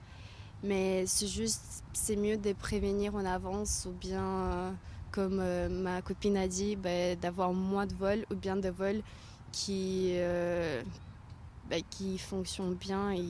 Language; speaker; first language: French; non-native, fluent; Russian